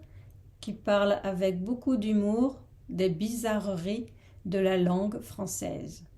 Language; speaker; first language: French; non-native, fluent; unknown